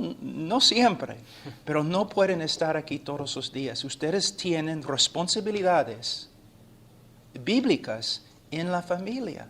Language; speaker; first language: Spanish; non-native, fluent; English